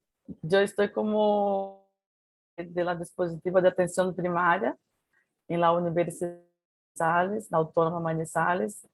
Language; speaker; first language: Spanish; non-native, learner; Portuguese